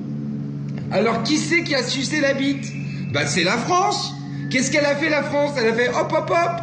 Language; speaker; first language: French; native; French